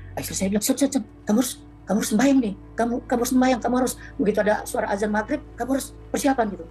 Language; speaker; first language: Indonesian; native; Indonesian